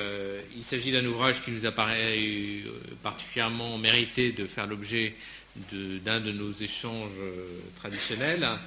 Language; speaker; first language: French; native; French